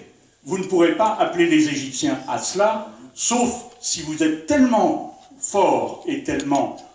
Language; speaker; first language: French; native; French